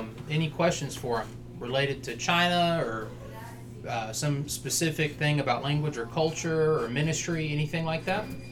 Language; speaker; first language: English; native; English